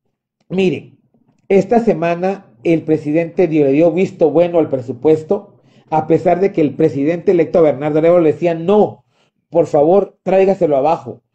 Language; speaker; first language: Spanish; native; Spanish